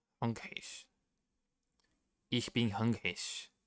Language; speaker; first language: German; non-native, learner; Portuguese